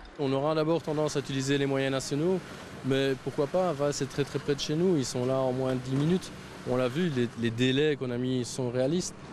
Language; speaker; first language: French; native; French